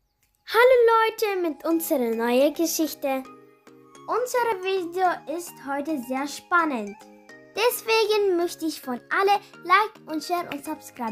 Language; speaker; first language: German; non-native, learner; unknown